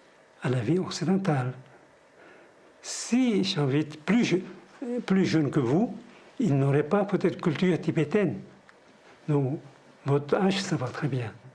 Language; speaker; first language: French; non-native, fluent; Tibetan